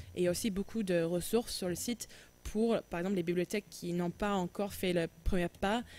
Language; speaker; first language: French; non-native, fluent; English